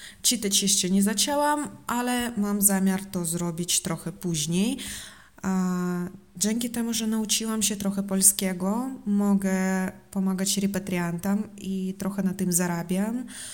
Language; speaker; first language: Polish; non-native, learner; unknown